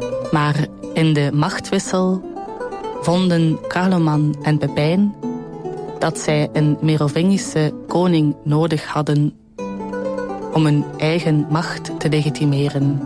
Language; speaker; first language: Dutch; native; Dutch